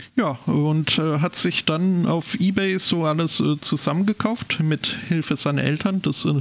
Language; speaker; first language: German; non-native, fluent; English